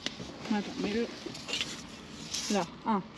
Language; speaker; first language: French; native; French